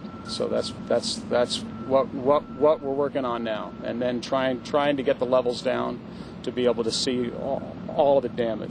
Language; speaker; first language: English; native; English